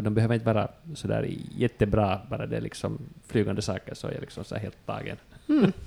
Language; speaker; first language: Swedish; non-native, local second language; Finnish